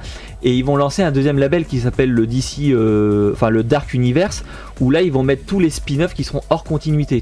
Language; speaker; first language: French; native; French